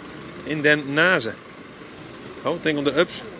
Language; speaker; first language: Dutch; non-native, local second language; Western Frisian